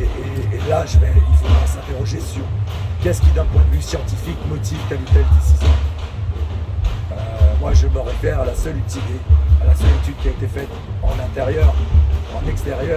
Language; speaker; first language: French; native; French